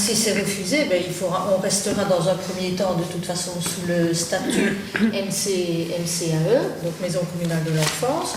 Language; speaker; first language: French; native; French